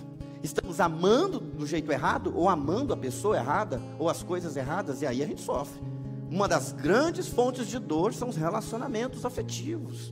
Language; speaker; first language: Portuguese; native; Portuguese